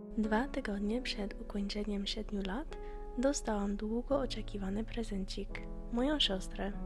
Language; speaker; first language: Polish; non-native, fluent; English